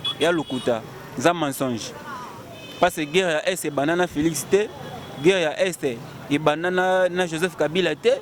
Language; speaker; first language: Lingala; non-native, local second language; Luba-Lulua